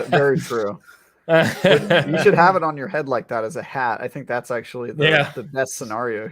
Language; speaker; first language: English; native; English